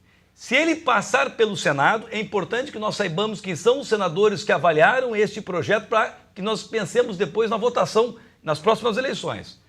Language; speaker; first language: Portuguese; native; Portuguese